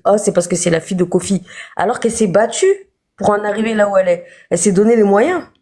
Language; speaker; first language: French; early bilingual, other home language; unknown